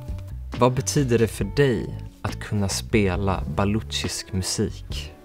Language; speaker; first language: Swedish; early bilingual, other home language; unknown